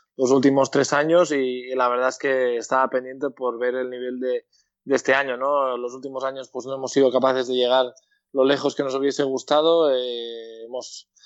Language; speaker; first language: Spanish; native; Spanish